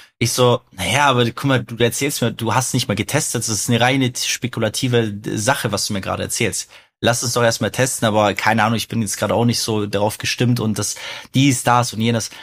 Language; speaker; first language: German; early bilingual, other home language; Russian